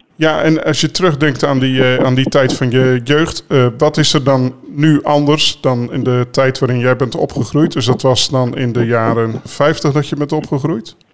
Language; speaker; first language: Dutch; native; Dutch